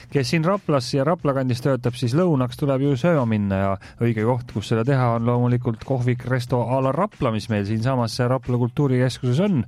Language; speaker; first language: Estonian; native; Estonian